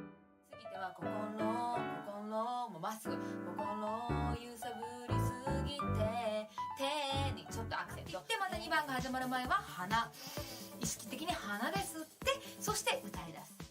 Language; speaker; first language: Japanese; native; Japanese